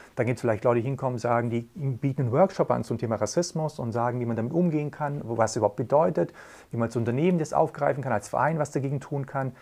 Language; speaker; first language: German; native; German